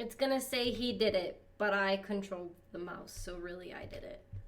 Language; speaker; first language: English; native; English